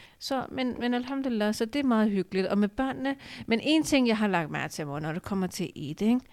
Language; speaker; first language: Danish; early bilingual, other home language; Urdu